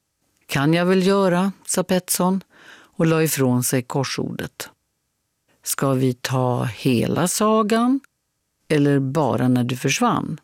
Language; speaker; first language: Swedish; native; Swedish